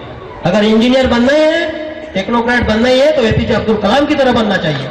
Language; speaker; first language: Hindi; non-native, local second language; Marathi